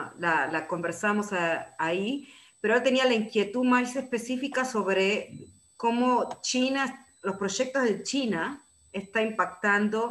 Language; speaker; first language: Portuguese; non-native, learner; Spanish